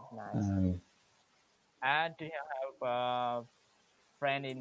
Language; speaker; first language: English; non-native, learner; Vietnamese